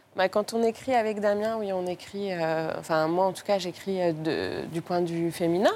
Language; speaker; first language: French; non-native, local second language; Arabic